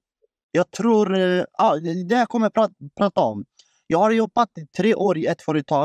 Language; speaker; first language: Swedish; non-native, learner; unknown